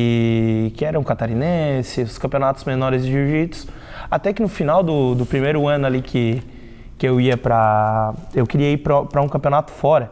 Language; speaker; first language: Portuguese; native; Portuguese